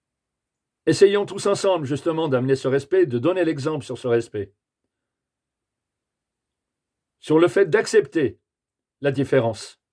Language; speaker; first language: French; native; French